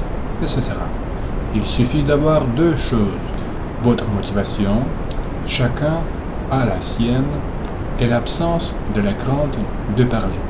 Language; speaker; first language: French; non-native, fluent; Russian